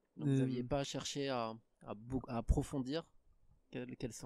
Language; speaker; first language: French; native; French